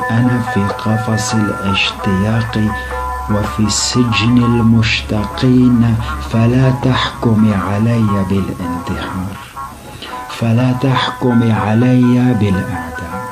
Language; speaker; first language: Arabic; non-native, local second language; Kurdish